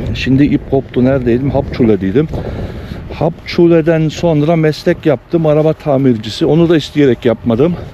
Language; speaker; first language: Turkish; early bilingual, heritage; Turkish